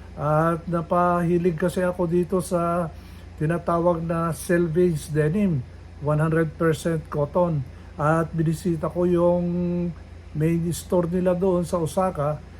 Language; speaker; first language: Filipino; non-native, local second language; Iloko